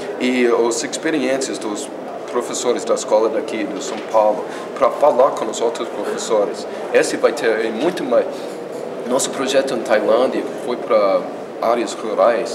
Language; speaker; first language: Portuguese; non-native, fluent; English